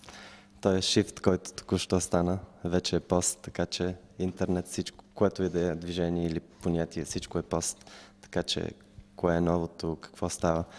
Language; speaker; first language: Bulgarian; native; Bulgarian